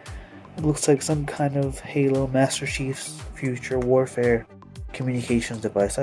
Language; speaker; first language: English; native; English